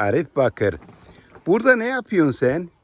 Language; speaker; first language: Turkish; native; Turkish